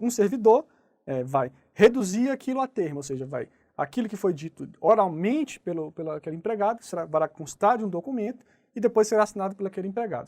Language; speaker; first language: Portuguese; native; Portuguese